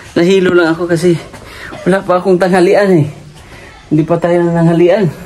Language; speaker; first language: Filipino; non-native, local second language; Cebuano